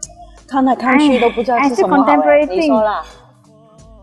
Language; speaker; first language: Chinese; non-native, local second language; Cantonese